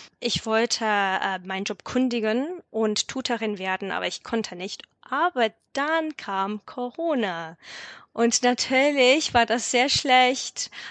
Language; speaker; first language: German; non-native, fluent; English